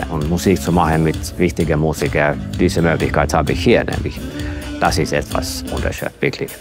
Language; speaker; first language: German; non-native, fluent; Finnish